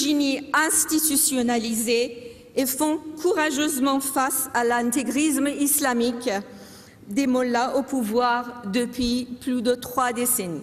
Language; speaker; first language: French; non-native, fluent; Persian